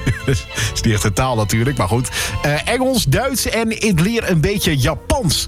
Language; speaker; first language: Dutch; native; Dutch